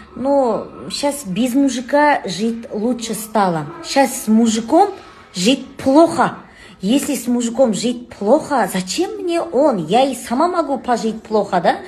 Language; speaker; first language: Russian; non-native, local second language; Kazakh